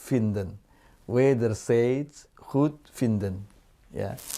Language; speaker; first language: Dutch; non-native, fluent; Indonesian